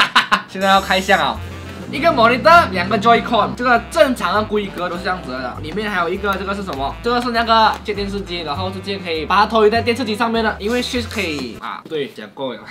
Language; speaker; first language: Chinese; native; Chinese